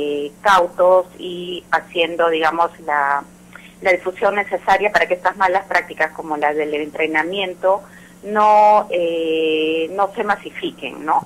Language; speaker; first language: Spanish; native; Spanish